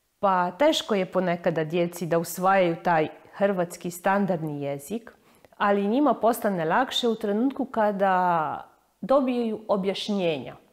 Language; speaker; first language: Croatian; early bilingual, heritage; Croatian